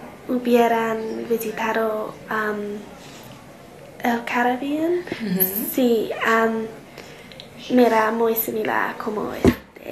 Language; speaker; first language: Spanish; non-native, learner; English